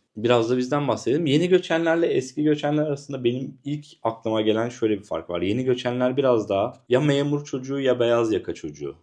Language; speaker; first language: Turkish; native; Turkish